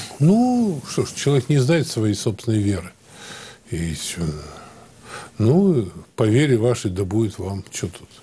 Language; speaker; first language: Russian; native; Russian